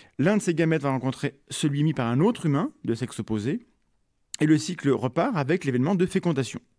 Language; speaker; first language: French; native; French